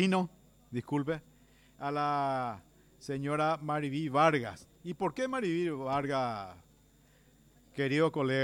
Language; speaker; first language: Spanish; native; Spanish